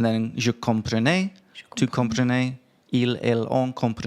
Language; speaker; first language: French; non-native, learner; English